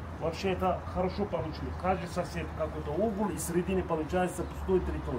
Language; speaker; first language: Russian; non-native, learner; Turkish